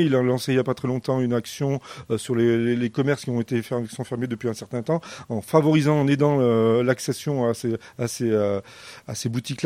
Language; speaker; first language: French; native; French